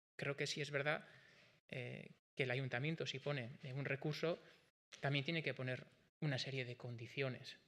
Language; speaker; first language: Spanish; non-native, local second language; Basque